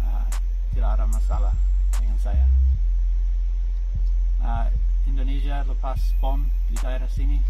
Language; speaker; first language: Indonesian; non-native, learner; English